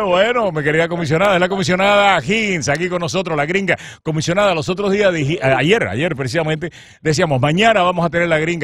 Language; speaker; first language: Spanish; native; Spanish